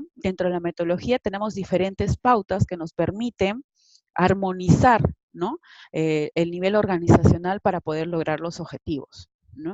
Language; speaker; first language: Spanish; native; Spanish